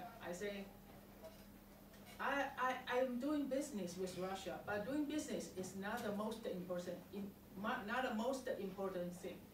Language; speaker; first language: English; non-native, fluent; Chinese